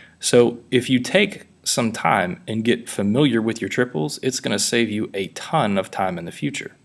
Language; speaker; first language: English; native; English